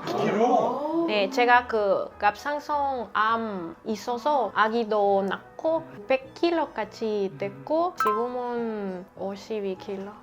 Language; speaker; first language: Korean; non-native, learner; Spanish